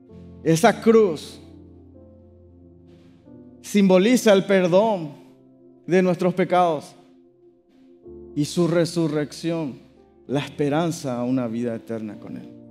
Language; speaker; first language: Spanish; native; Spanish